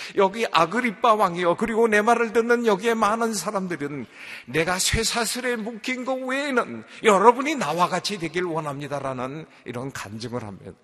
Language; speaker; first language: Korean; native; Korean